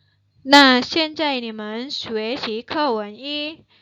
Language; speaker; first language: Chinese; non-native, fluent; Indonesian